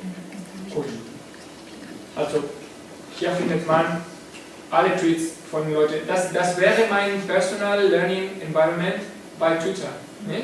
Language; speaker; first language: German; non-native, fluent; Spanish